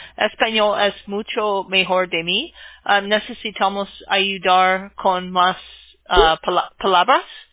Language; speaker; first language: Spanish; non-native, learner; English